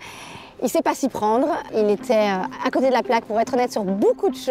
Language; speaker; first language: French; native; French